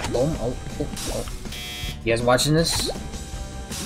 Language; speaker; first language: English; native; English